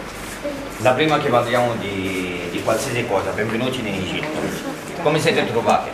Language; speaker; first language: Italian; non-native, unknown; Arabic